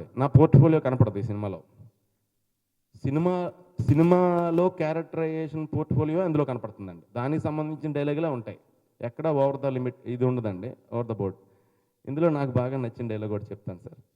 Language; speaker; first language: Telugu; native; Telugu